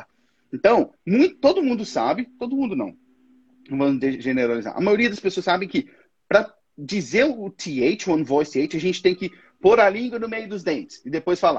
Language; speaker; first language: Portuguese; native; Portuguese